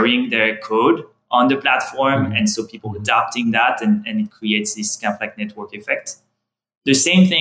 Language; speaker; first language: English; non-native, fluent; French